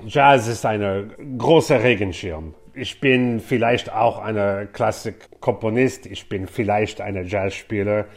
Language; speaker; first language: German; non-native, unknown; English